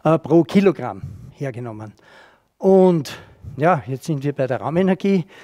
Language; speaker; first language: German; native; German